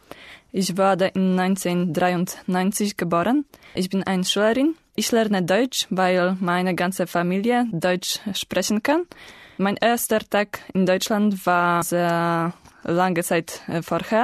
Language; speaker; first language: German; non-native, learner; Polish